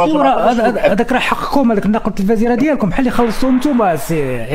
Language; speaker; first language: Arabic; native; Arabic